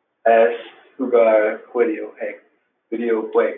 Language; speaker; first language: Spanish; non-native, learner; English